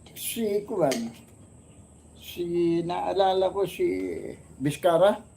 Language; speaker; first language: Filipino; non-native, local second language; Bikol